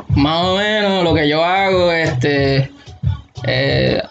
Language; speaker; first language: Spanish; native; Spanish